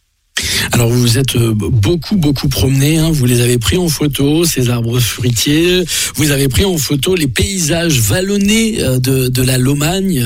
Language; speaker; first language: French; native; French